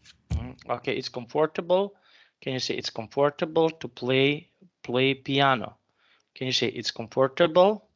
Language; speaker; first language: English; non-native, fluent; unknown